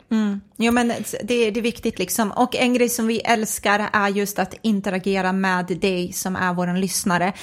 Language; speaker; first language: Swedish; early bilingual, other home language; Croatian